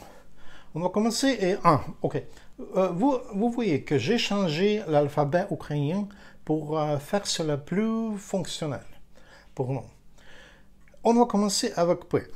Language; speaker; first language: French; non-native, fluent; Ukrainian